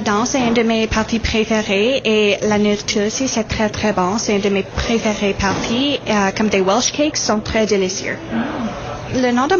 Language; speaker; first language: French; native; French